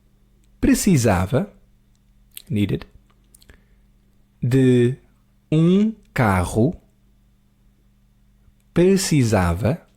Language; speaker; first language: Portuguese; non-native, learner; English